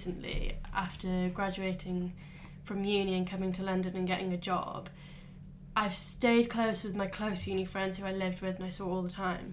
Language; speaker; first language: English; native; English